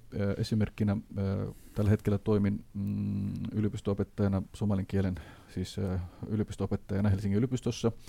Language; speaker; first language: Finnish; non-native, fluent; Somali